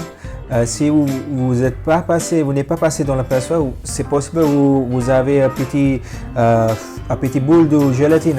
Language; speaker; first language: French; non-native, fluent; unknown